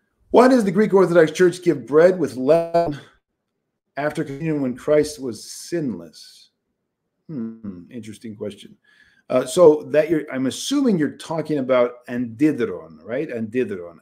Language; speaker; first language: English; native; English